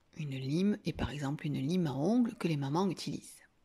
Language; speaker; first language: French; native; French